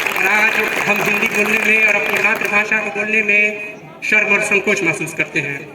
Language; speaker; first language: Hindi; native; Hindi